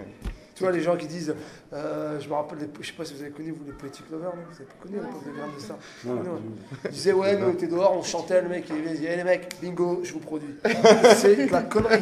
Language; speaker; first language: French; native; French